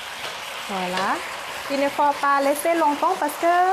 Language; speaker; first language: French; non-native, learner; Thai